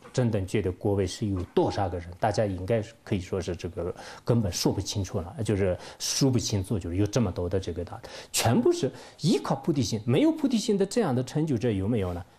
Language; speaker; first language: Chinese; non-native, local second language; Tibetan